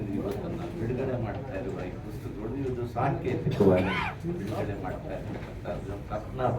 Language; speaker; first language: Kannada; native; Kannada